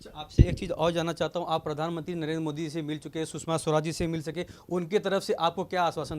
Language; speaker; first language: Hindi; native; Hindi